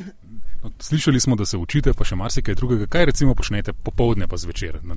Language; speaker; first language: Slovenian; native; Slovenian